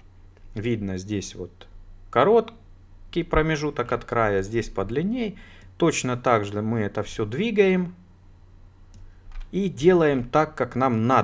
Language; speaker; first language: Russian; native; Russian